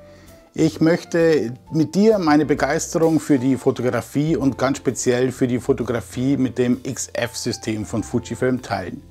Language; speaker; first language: German; native; German